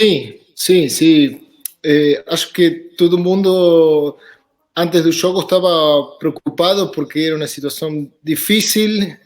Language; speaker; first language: Portuguese; non-native, fluent; Spanish